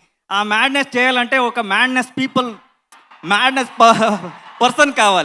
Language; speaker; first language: Telugu; non-native, learner; Kannada